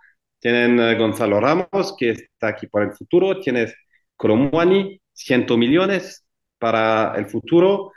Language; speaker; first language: Spanish; non-native, fluent; French